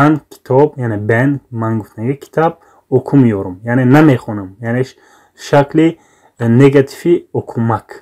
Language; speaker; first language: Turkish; non-native, fluent; Tajik